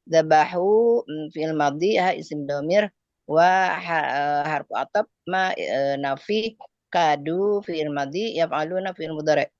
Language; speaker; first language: Arabic; non-native, learner; Indonesian